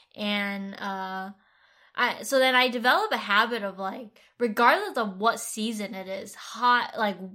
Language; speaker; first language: English; non-native, fluent; Vietnamese